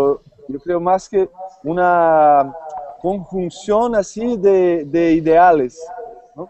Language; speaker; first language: Spanish; non-native, fluent; Portuguese